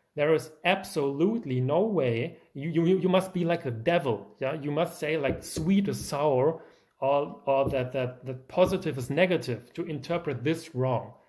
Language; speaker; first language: English; non-native, fluent; German